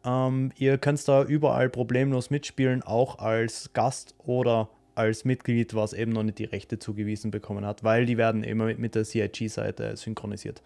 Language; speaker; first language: German; native; German